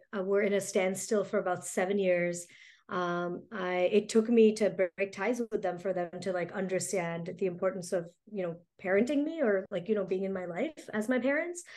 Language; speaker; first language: English; early bilingual, other home language; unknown